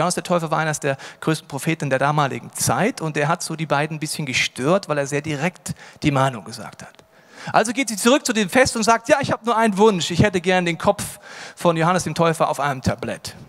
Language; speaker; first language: German; native; German